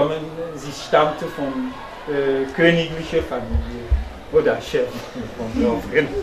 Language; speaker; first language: German; non-native, learner; French